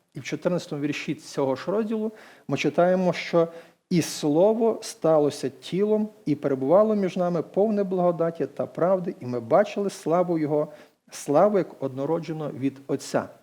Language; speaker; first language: Ukrainian; native; Ukrainian